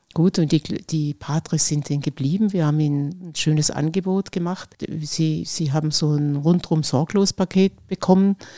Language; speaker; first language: German; native; German